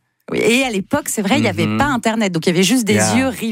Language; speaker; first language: French; native; French